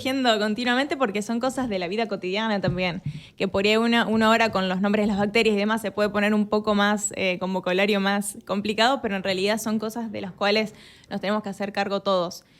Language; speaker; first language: Spanish; native; Spanish